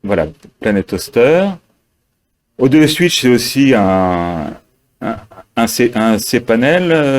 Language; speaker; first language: French; native; French